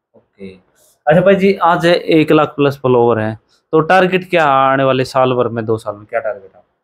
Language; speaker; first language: Hindi; native; Hindi